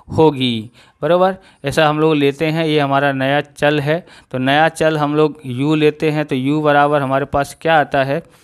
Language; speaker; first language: Hindi; non-native, local second language; Gujarati